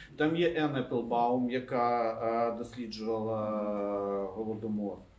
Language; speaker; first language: Ukrainian; non-native, local second language; Russian